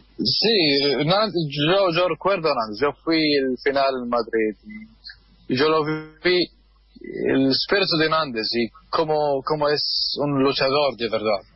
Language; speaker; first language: Spanish; non-native, learner; Arabic